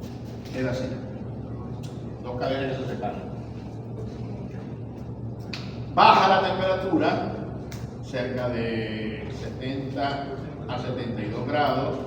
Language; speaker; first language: Spanish; native; Spanish